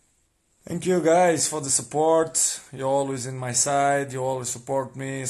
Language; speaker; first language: English; non-native, learner; Portuguese